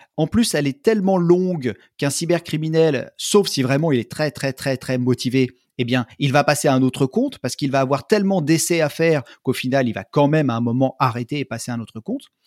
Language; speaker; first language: French; native; French